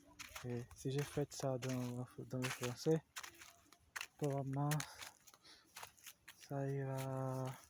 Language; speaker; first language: French; non-native, learner; Portuguese